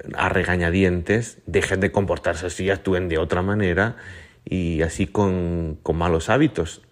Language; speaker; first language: Spanish; native; Spanish